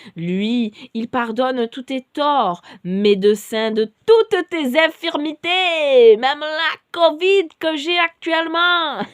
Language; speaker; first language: French; native; French